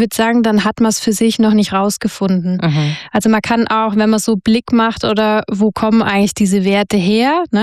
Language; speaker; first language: German; native; German